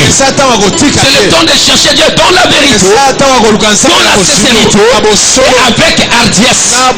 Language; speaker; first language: French; non-native, local second language; Lingala